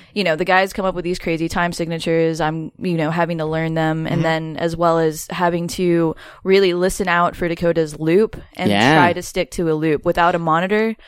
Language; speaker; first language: English; native; English